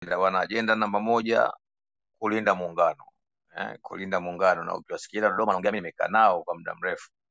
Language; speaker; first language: Swahili; native; Swahili